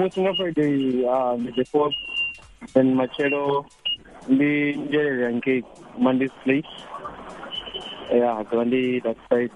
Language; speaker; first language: English; non-native, local second language; Venda